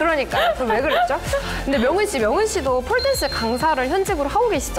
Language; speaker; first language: Korean; native; Korean